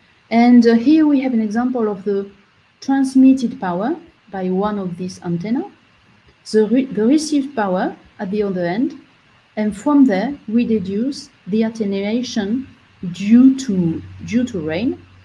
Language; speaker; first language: English; non-native, fluent; French